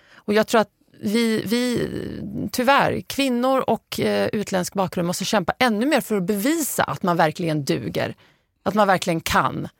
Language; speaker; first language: Swedish; early bilingual, other home language; Arabic